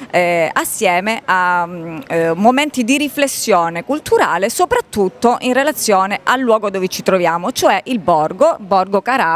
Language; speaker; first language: Italian; native; Italian